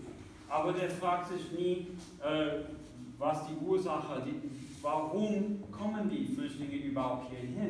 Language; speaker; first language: German; non-native, fluent; English